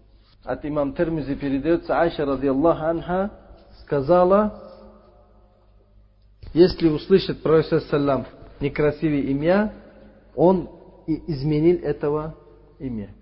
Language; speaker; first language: Russian; non-native, fluent; Uzbek